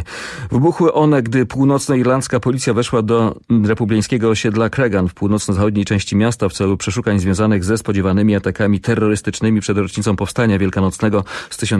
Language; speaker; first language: Polish; native; Polish